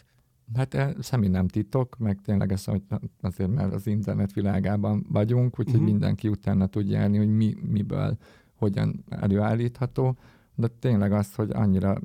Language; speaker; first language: Hungarian; native; Hungarian